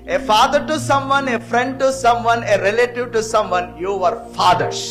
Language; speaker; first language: English; non-native, local second language; Telugu